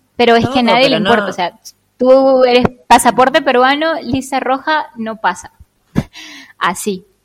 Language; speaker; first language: Spanish; native; Spanish